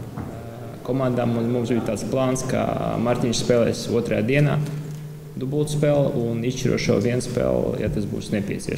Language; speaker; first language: Latvian; non-native, local second language; Russian